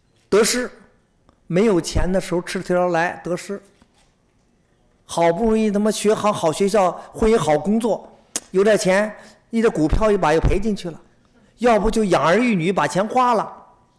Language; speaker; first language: Chinese; native; Chinese